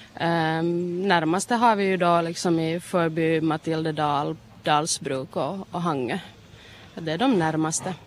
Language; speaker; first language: Swedish; native; Swedish